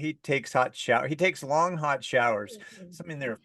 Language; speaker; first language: English; native; English